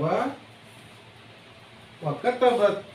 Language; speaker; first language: Arabic; non-native, fluent; Bangla